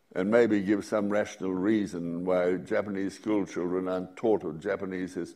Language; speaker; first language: English; native; English